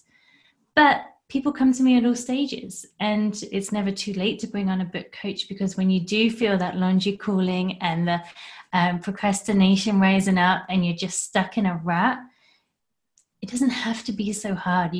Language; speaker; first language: English; native; English